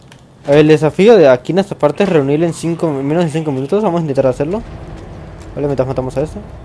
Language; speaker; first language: Spanish; native; Spanish